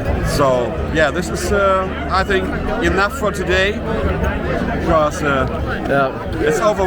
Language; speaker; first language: English; non-native, fluent; German